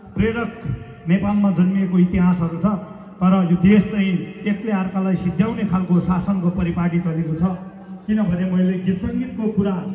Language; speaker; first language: Nepali; non-native, local second language; Eastern Tamang